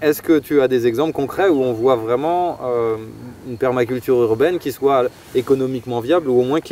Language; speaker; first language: French; native; French